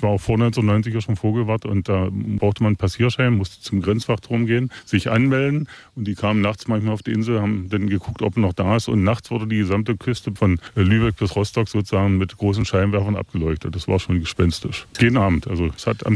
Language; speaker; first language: German; native; German